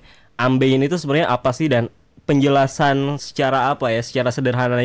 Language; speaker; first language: Indonesian; native; Indonesian